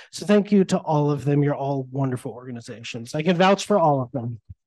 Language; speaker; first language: English; native; English